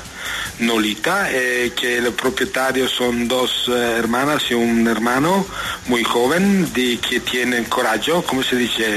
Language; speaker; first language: Spanish; non-native, learner; Italian